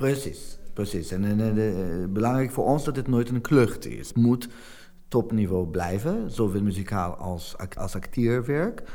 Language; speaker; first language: Dutch; non-native, fluent; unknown